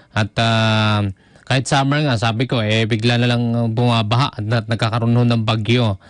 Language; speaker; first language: Filipino; native; Filipino